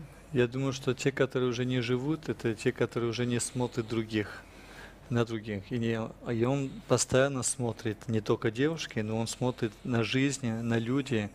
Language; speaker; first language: Russian; non-native, fluent; French